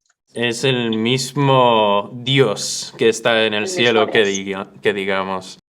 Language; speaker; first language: Spanish; early bilingual, other home language; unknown